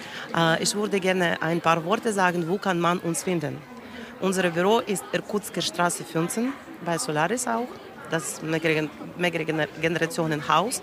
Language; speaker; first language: German; non-native, learner; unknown